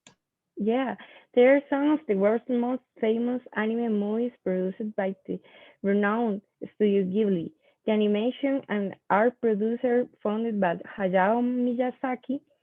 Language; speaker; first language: English; non-native, learner; Spanish